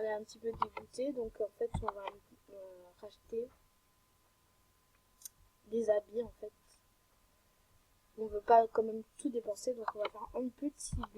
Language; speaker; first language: French; native; French